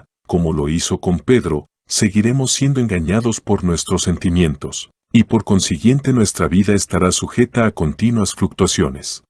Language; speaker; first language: Spanish; native; Spanish